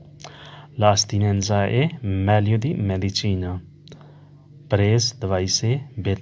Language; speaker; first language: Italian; non-native, learner; Urdu